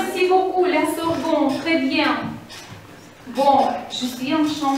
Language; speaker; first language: French; non-native, fluent; Russian